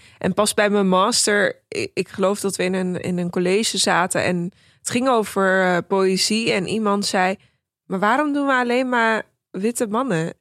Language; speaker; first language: Dutch; early bilingual, other home language; Persian